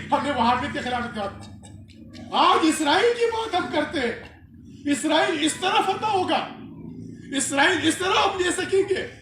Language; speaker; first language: Urdu; non-native, local second language; Pashto